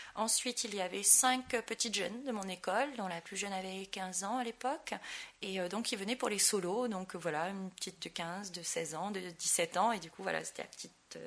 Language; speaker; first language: French; native; French